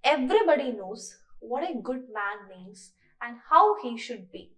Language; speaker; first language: English; non-native, local second language; Malayalam